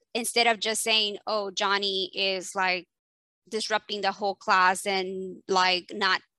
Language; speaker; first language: English; early bilingual, other home language; Spanish